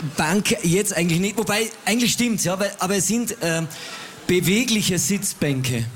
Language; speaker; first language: German; native; German